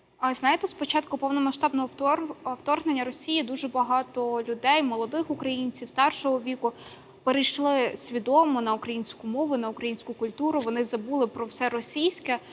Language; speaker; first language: Ukrainian; native; Ukrainian